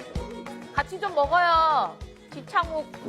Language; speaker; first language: Korean; non-native, fluent; Filipino